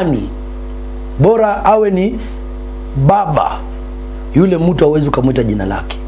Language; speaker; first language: Swahili; native; Swahili